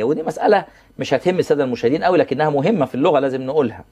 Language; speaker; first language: Arabic; native; Arabic